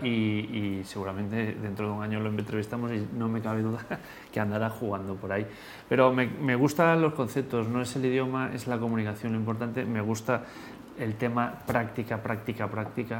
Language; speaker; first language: Spanish; native; Spanish